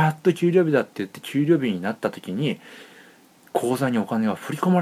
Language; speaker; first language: Japanese; native; Japanese